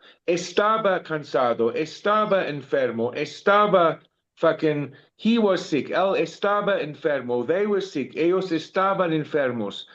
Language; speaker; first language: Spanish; non-native, fluent; English